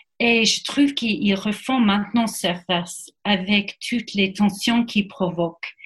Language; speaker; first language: French; non-native, fluent; English